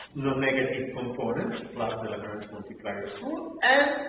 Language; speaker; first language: English; non-native, fluent; Italian